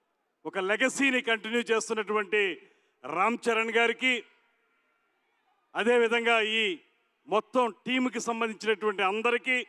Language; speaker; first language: Telugu; native; Telugu